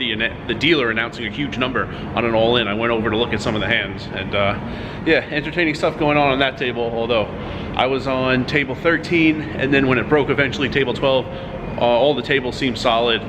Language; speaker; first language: English; native; English